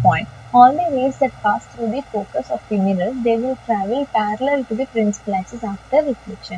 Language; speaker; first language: English; non-native, local second language; Telugu